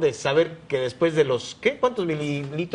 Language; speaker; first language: Spanish; native; Spanish